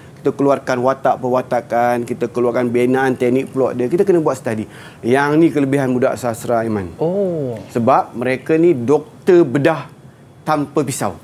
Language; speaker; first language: Malay; native; Malay